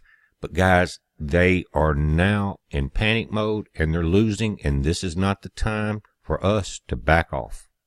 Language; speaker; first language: English; native; English